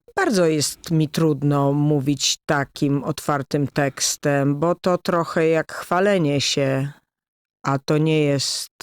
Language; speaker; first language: Polish; native; Polish